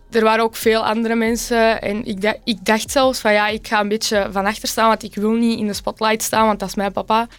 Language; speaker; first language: Dutch; early bilingual, other home language; Turkish